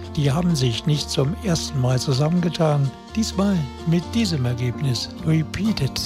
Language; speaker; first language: German; native; German